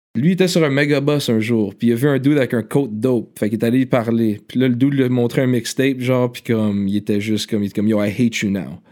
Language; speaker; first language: French; native; French